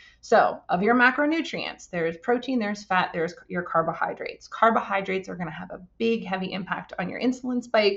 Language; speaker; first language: English; native; English